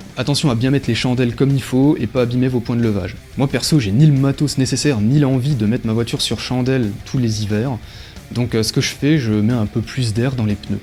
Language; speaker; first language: French; native; French